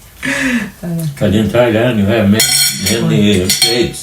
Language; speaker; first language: English; non-native, learner; Swedish